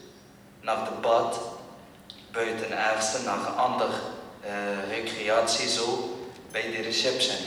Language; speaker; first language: Dutch; non-native, learner; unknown